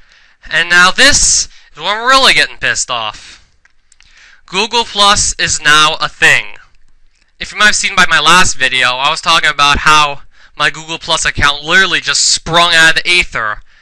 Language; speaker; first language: English; native; English